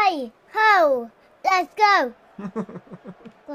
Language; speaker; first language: Italian; early bilingual, heritage; Italian